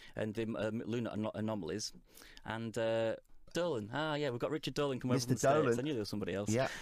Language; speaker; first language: English; native; English